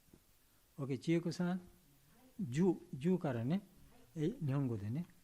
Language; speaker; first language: Japanese; non-native, learner; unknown